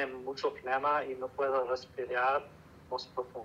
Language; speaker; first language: Spanish; non-native, learner; English